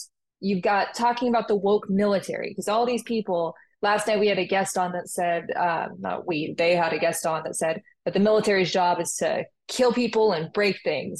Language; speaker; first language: English; native; English